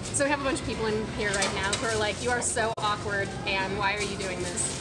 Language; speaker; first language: English; non-native, fluent; Dutch